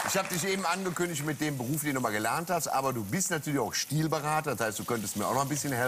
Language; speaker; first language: German; native; German